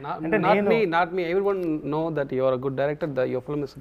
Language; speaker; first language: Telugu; non-native, learner; Tamil